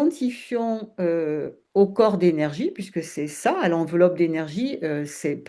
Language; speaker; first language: French; native; French